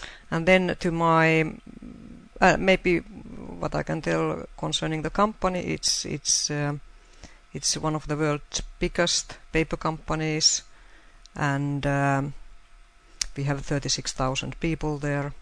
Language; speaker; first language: English; non-native, fluent; Finnish